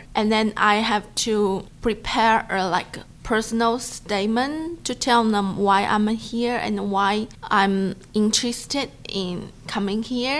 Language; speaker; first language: English; non-native, learner; Chinese